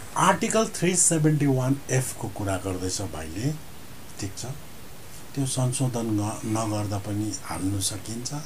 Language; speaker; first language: Nepali; native; Nepali